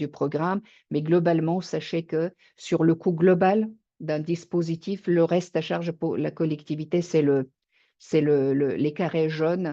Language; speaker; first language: French; native; French